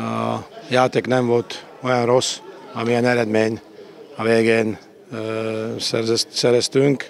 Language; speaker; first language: Hungarian; non-native, fluent; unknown